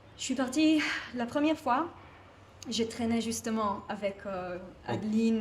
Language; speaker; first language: French; non-native, fluent; Hebrew